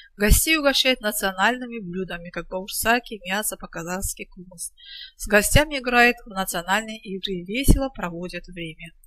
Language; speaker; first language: Russian; non-native, local second language; Kazakh